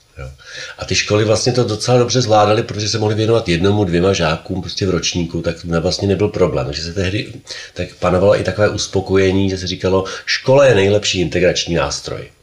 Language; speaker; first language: Czech; native; Czech